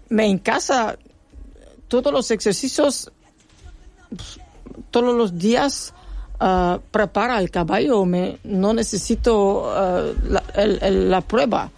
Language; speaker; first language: Spanish; non-native, learner; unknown